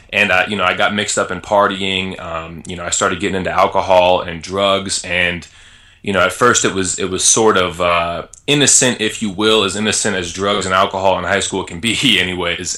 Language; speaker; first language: English; native; English